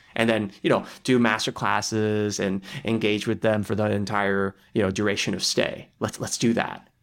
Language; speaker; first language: English; native; English